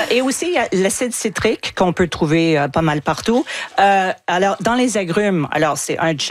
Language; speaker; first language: French; non-native, fluent; English